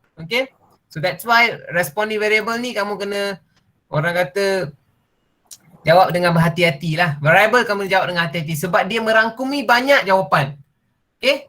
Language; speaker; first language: Malay; non-native, local second language; Tamil